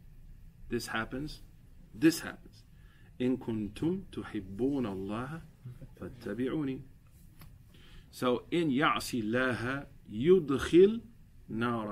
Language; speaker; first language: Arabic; non-native, fluent; English